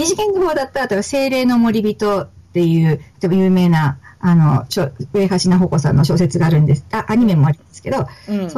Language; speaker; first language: Japanese; native; Japanese